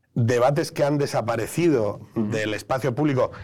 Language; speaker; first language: Spanish; native; Spanish